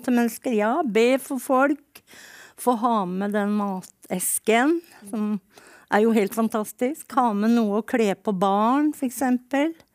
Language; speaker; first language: Norwegian; native; Norwegian